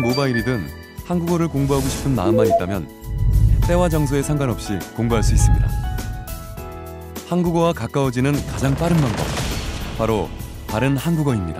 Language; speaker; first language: Korean; native; Korean